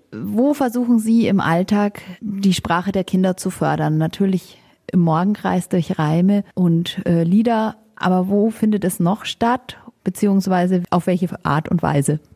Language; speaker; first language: German; native; German